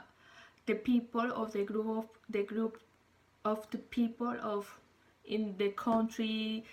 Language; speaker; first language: English; non-native, learner; Spanish